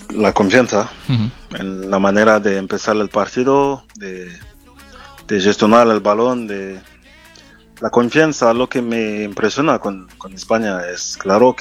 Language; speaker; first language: Spanish; non-native, fluent; French